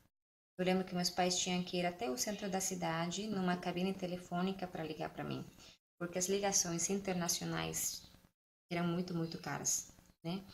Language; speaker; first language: Portuguese; non-native, fluent; Spanish